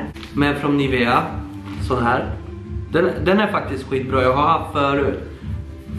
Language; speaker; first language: Swedish; early bilingual, other home language; Polish